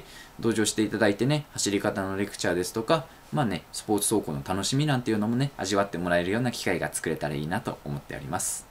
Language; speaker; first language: Japanese; native; Japanese